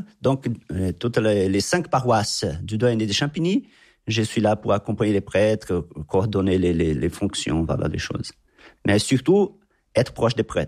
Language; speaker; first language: French; non-native, fluent; Portuguese